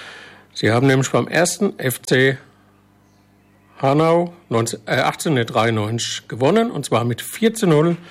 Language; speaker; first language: German; native; German